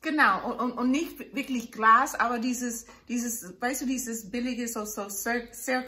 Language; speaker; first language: German; non-native, fluent; English